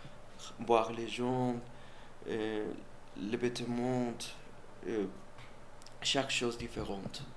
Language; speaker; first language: French; non-native, learner; Spanish